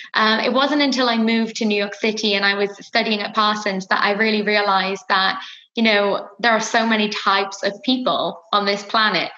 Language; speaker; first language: English; native; English